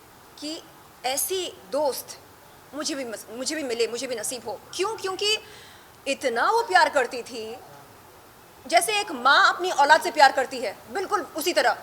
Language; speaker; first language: Hindi; native; Hindi